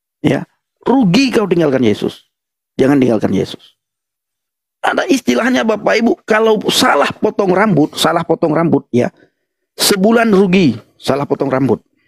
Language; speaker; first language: Indonesian; non-native, local second language; Achinese